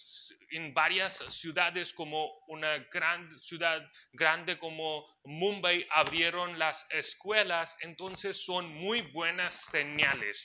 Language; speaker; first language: Spanish; non-native, fluent; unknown